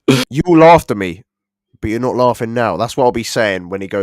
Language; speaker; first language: English; native; English